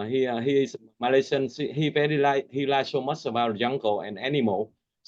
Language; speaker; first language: English; non-native, learner; Vietnamese